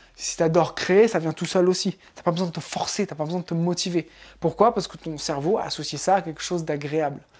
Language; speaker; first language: French; native; French